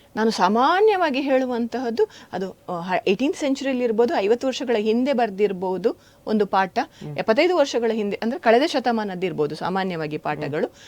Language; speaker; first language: Kannada; native; Kannada